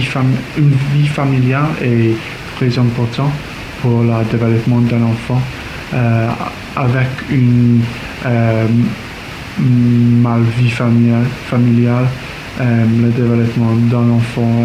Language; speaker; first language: French; non-native, learner; English